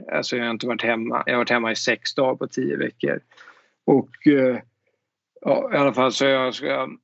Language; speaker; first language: Swedish; native; Swedish